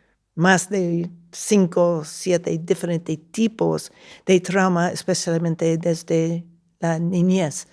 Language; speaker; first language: Spanish; non-native, fluent; English